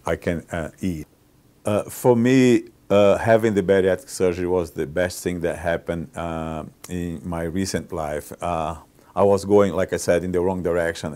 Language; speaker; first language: English; non-native, fluent; Portuguese